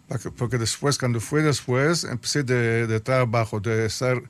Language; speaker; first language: Spanish; early bilingual, heritage; Spanish